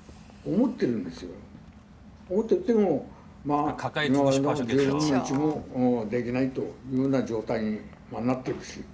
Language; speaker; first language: Japanese; native; Japanese